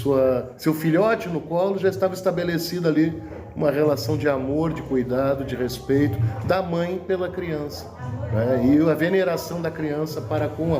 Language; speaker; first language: Portuguese; native; Portuguese